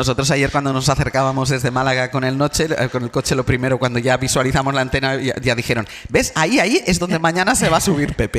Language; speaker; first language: Spanish; native; Spanish